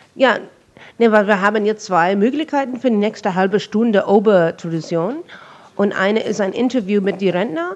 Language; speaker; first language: German; non-native, fluent; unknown